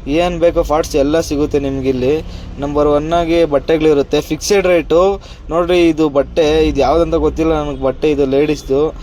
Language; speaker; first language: Kannada; native; Kannada